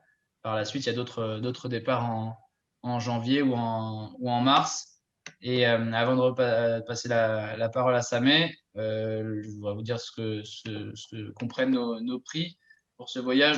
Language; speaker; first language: French; native; French